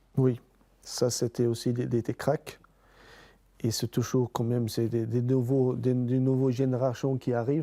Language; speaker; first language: French; non-native, fluent; Swedish